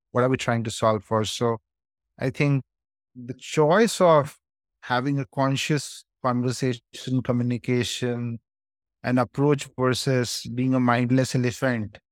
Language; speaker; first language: English; non-native, local second language; Hindi